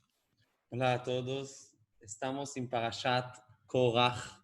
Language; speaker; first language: Portuguese; non-native, fluent; Hebrew